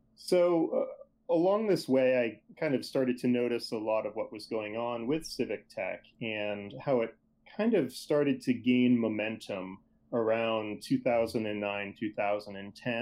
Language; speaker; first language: English; native; English